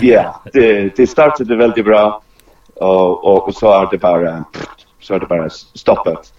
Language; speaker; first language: Danish; non-native, local second language; Faroese